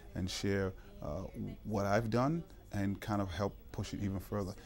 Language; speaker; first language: English; native; English